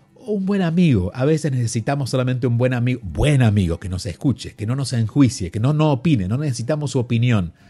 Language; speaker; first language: Spanish; native; Spanish